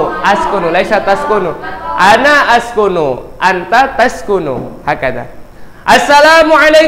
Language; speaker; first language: Arabic; non-native, fluent; Indonesian